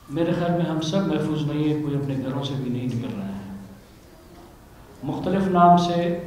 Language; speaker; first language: Urdu; non-native, local second language; Baluchi